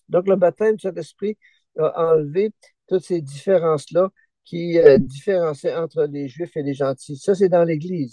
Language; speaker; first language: French; native; French